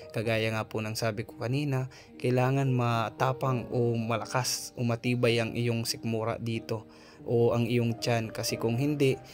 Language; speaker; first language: Filipino; non-native, local second language; Bikol